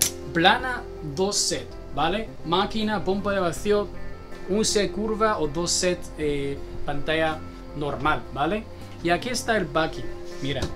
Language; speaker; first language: Spanish; non-native, learner; Chinese